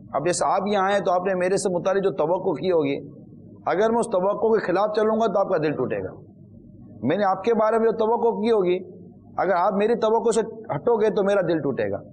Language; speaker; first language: Urdu; native; Urdu